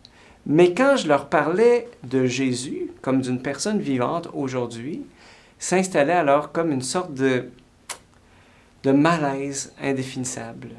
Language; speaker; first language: French; native; French